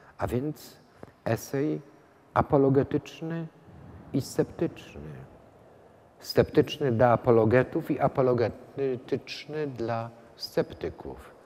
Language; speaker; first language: Polish; native; Polish